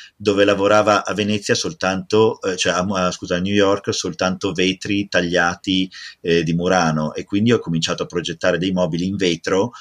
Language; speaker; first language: Italian; native; Italian